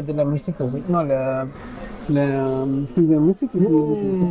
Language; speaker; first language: French; non-native, fluent; Spanish